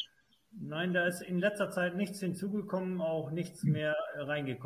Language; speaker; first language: German; native; German